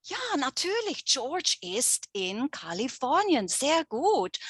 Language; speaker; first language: German; non-native, fluent; English